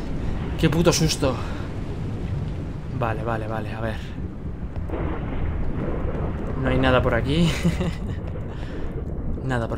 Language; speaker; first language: Spanish; native; Spanish